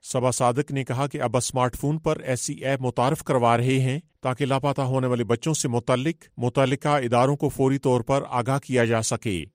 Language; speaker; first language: Urdu; native; Urdu